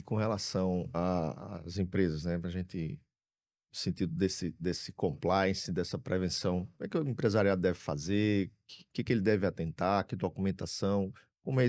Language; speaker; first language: Portuguese; native; Portuguese